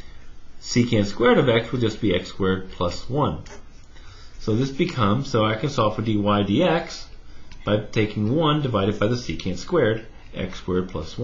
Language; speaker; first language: English; native; English